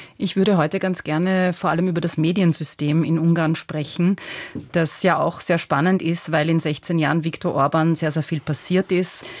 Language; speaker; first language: German; native; German